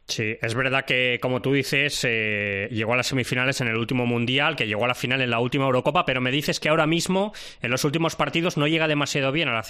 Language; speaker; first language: Spanish; native; Spanish